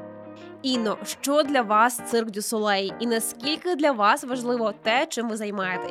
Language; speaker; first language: Ukrainian; native; Ukrainian